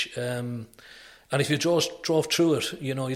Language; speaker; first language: English; native; English